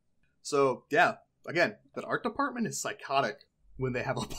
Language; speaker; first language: English; native; English